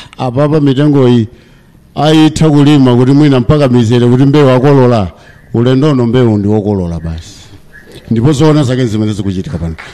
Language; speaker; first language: Nyanja; native; Nyanja